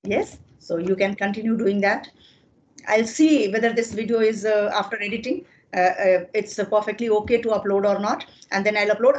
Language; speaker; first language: English; non-native, fluent; Hindi